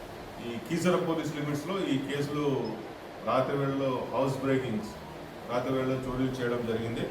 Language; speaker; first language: Telugu; native; Telugu